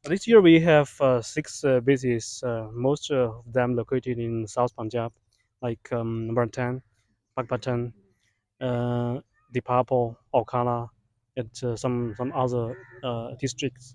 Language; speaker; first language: English; non-native, fluent; Chinese